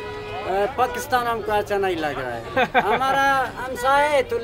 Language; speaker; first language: Hindi; non-native, learner; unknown